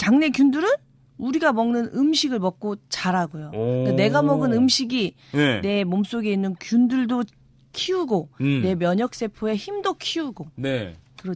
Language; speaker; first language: Korean; native; Korean